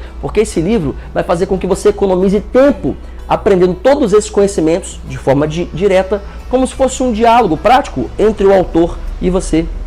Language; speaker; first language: Portuguese; native; Portuguese